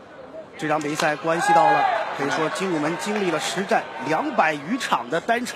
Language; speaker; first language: Chinese; native; Chinese